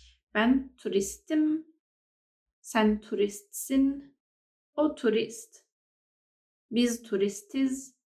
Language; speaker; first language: Turkish; non-native, fluent; English